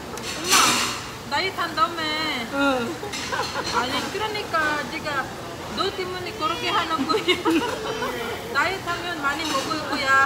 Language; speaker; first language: Korean; non-native, learner; Filipino